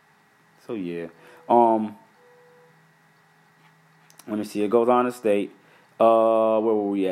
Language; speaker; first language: English; native; English